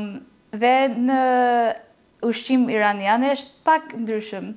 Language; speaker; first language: Albanian; non-native, learner; English